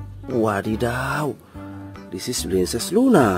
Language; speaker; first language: English; non-native, learner; Indonesian